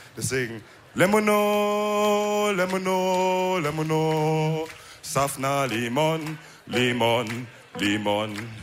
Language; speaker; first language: German; early bilingual, other home language; Wolof